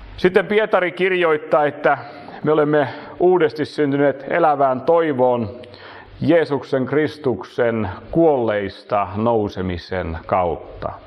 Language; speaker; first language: Finnish; native; Finnish